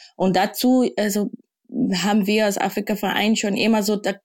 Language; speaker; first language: German; non-native, fluent; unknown